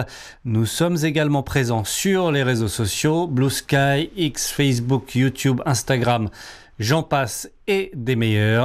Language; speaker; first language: French; native; French